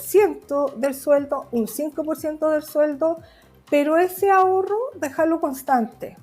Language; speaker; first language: Spanish; native; Spanish